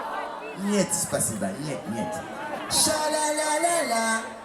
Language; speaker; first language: Russian; non-native, learner; French